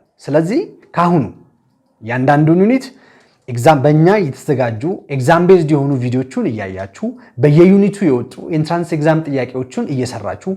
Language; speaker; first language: Amharic; native; Amharic